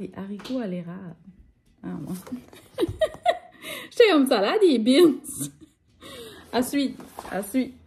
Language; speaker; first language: French; native; French